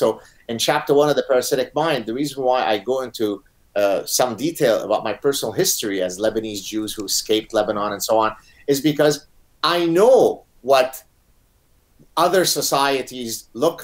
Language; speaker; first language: English; non-native, fluent; Arabic